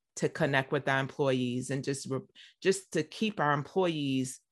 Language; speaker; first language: English; native; English